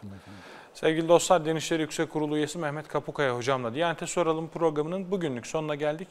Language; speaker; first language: Turkish; native; Turkish